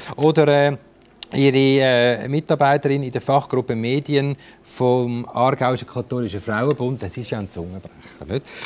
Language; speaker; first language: German; native; German